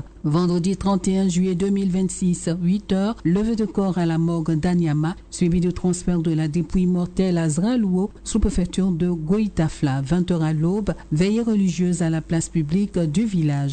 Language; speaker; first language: French; native; French